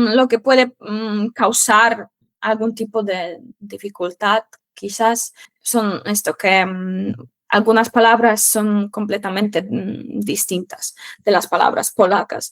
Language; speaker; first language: Spanish; non-native, fluent; Polish